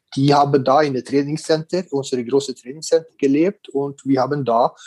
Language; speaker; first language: German; non-native, fluent; Norwegian